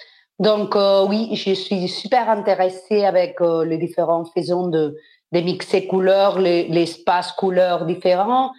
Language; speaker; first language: French; non-native, fluent; Spanish